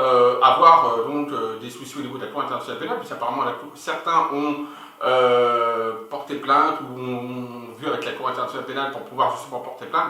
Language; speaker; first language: French; native; French